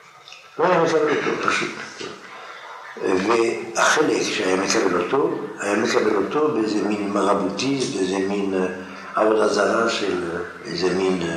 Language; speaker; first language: Hebrew; non-native, fluent; French